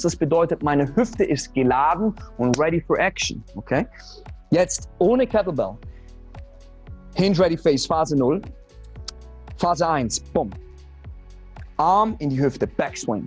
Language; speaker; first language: German; native; German